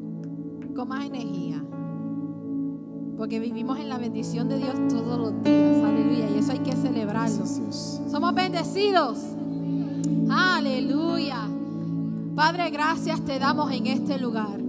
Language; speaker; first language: Spanish; native; Spanish